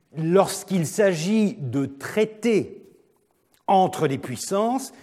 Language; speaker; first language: French; non-native, fluent; Turkish